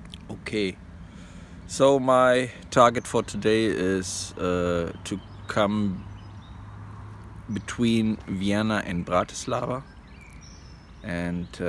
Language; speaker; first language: English; non-native, fluent; German